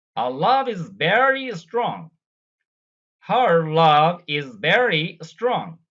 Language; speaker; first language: English; non-native, local second language; Bangla